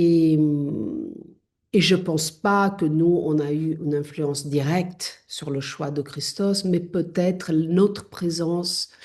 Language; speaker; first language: French; non-native, fluent; Italian